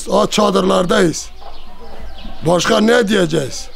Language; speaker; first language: Turkish; non-native, local second language; Kurdish